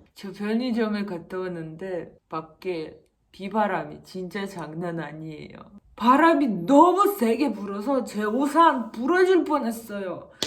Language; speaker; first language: Korean; non-native, fluent; Russian